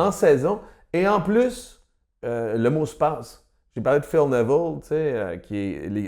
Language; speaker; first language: French; native; French